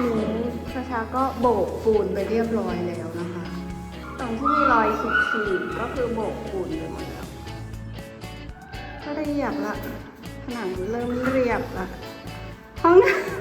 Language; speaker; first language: Thai; native; Thai